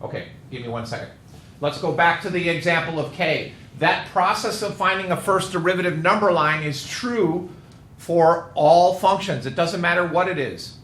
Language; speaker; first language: English; native; English